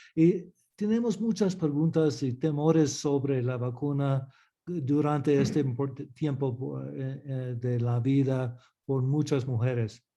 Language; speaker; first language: Spanish; early bilingual, heritage; English